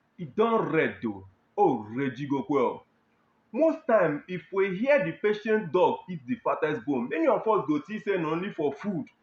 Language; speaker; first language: Nigerian Pidgin; non-native, local second language; Igbo